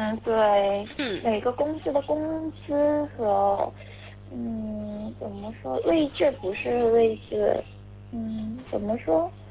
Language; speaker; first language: Chinese; non-native, learner; Korean